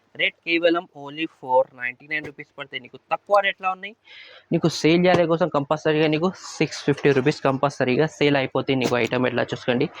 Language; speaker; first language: Telugu; non-native, local second language; Urdu